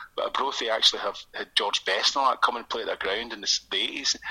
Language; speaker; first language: English; native; English